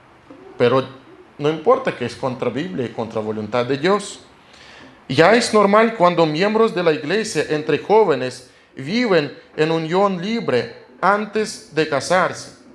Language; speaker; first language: Spanish; non-native, fluent; Russian